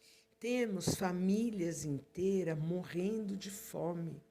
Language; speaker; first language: Portuguese; native; Portuguese